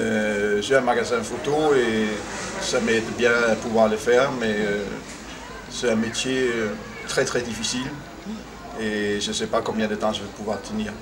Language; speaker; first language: French; non-native, fluent; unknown